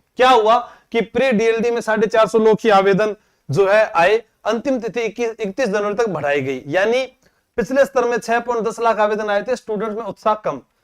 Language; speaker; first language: Hindi; native; Hindi